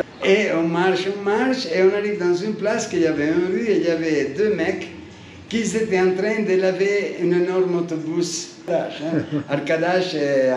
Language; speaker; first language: French; non-native, fluent; Italian